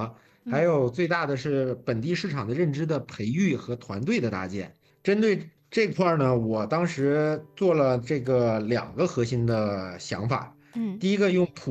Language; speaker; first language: Chinese; native; Chinese